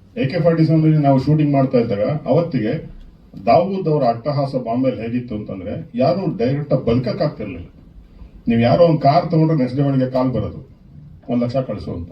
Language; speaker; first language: Kannada; native; Kannada